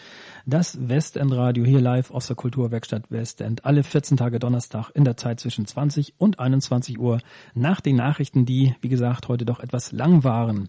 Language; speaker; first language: German; native; German